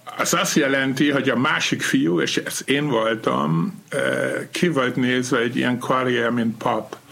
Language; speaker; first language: Hungarian; non-native, fluent; German